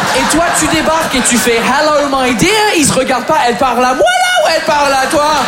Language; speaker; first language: French; non-native, fluent; English